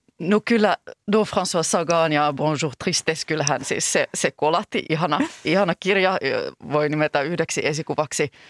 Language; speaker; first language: Finnish; native; Finnish